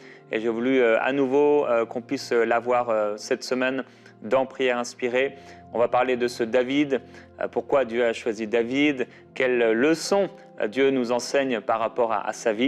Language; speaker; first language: French; native; French